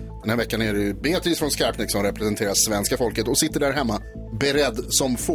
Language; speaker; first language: Swedish; native; Swedish